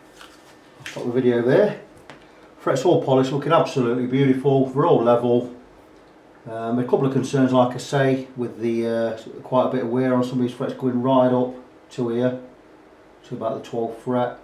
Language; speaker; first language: English; native; English